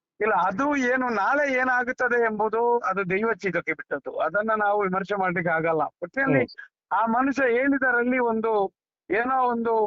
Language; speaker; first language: Kannada; non-native, local second language; Tulu